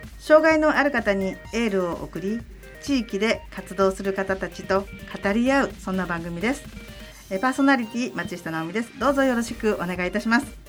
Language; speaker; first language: Japanese; native; Japanese